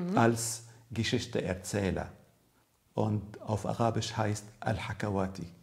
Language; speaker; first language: German; non-native, learner; Arabic